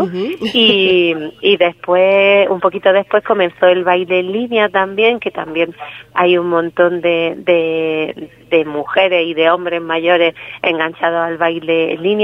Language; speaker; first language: Spanish; native; Spanish